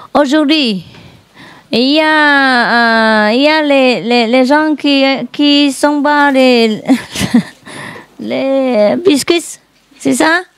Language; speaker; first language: French; non-native, learner; Vietnamese